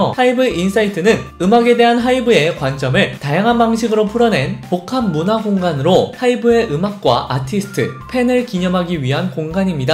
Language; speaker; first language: Korean; native; Korean